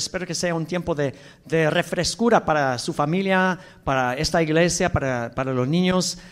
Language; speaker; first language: Spanish; non-native, fluent; English